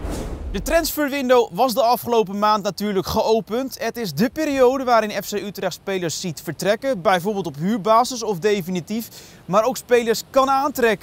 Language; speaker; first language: Dutch; native; Dutch